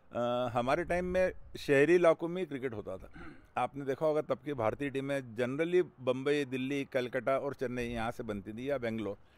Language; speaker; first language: Hindi; native; Hindi